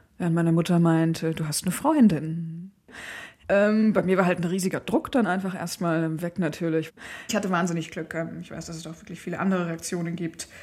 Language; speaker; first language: German; native; German